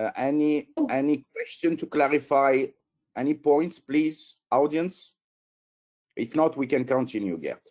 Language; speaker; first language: English; non-native, fluent; Italian